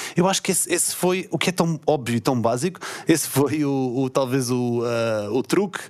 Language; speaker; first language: Portuguese; native; Portuguese